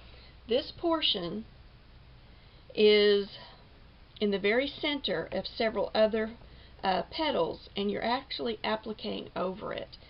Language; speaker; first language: English; native; English